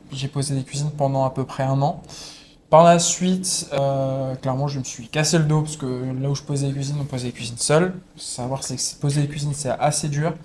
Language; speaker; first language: French; native; French